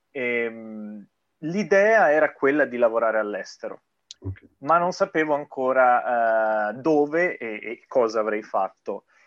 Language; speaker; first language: Italian; native; Italian